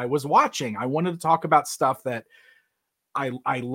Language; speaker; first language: English; native; English